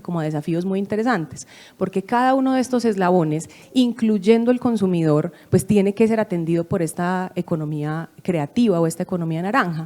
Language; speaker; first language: Spanish; native; Spanish